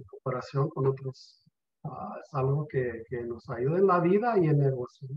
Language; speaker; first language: Spanish; early bilingual, heritage; Spanish